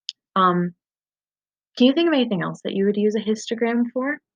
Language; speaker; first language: English; native; English